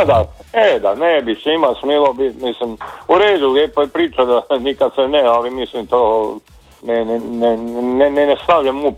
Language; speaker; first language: Serbian; native; Serbian